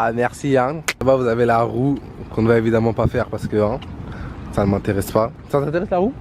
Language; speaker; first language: French; native; French